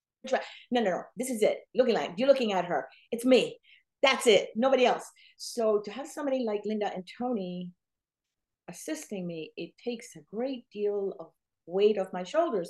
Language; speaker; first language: English; non-native, fluent; Spanish